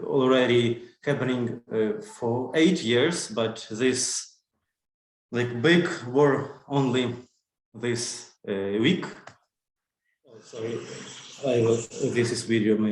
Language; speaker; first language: English; non-native, learner; Ukrainian